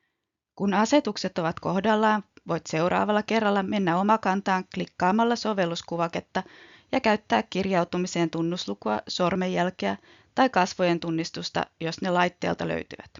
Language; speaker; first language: Finnish; native; Finnish